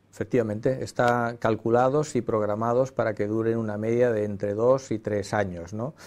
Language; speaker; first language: Spanish; native; Spanish